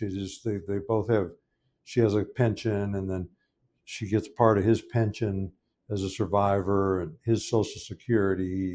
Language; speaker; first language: English; native; English